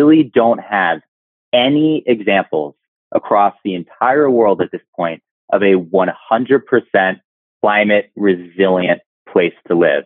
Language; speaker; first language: English; native; English